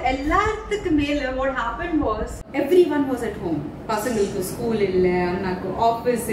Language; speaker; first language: Tamil; non-native, local second language; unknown